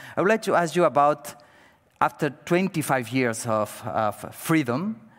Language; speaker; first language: English; non-native, fluent; Catalan